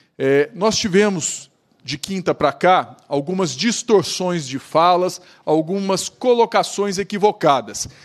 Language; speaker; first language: Portuguese; native; Portuguese